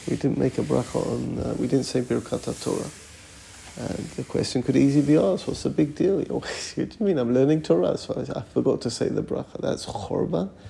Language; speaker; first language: English; native; English